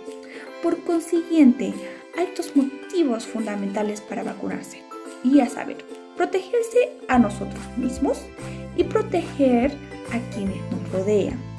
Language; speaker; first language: Spanish; native; Spanish